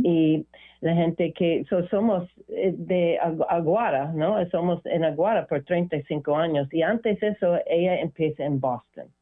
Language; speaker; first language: Spanish; non-native, learner; English